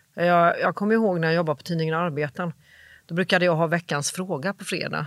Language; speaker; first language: Swedish; native; Swedish